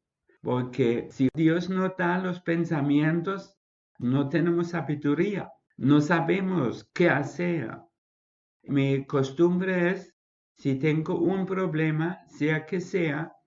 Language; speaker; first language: Spanish; non-native, fluent; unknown